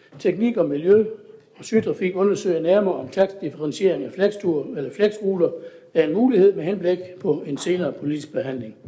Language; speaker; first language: Danish; native; Danish